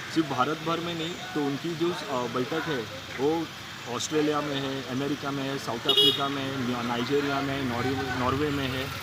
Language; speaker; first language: Hindi; non-native, local second language; Marathi